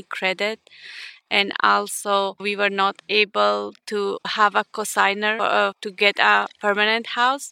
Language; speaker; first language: English; non-native, fluent; Ukrainian